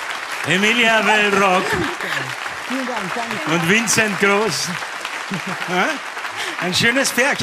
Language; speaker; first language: German; native; German